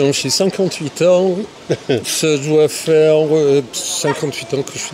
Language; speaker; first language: French; non-native, fluent; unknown